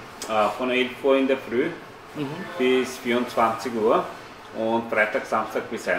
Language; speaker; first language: German; early bilingual, other home language; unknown